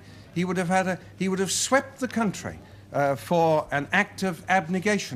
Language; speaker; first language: English; native; English